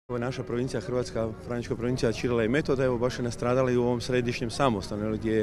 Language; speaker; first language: Croatian; native; Croatian